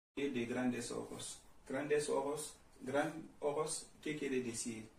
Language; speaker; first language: Spanish; non-native, learner; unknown